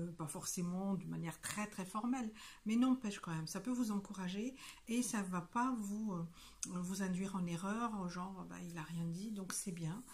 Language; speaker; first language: French; non-native, local second language; Malagasy